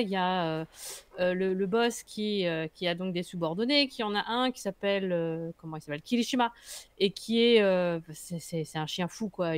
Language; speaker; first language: French; native; French